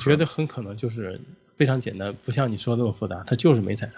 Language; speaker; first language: Chinese; native; Chinese